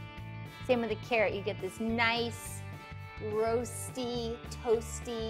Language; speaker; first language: English; native; English